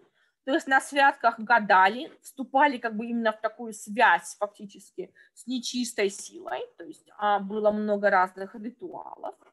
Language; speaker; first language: Russian; native; Russian